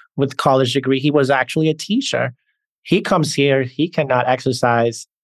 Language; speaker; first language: English; early bilingual, other home language; Spanish